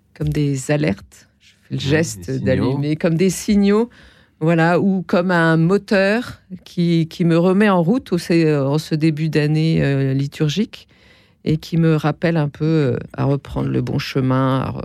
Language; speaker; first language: French; native; French